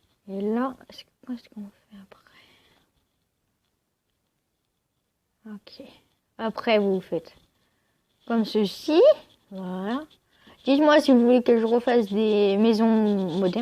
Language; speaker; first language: French; native; French